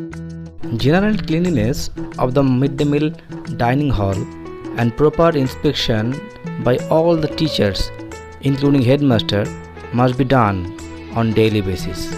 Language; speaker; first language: English; non-native, local second language; Bangla